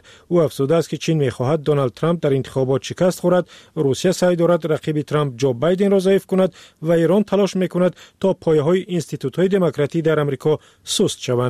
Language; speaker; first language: Persian; native; Persian